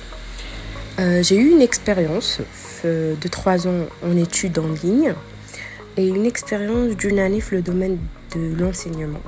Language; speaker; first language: French; non-native, local second language; Arabic